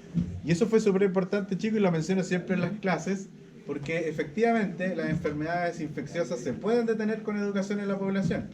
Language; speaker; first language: Spanish; native; Spanish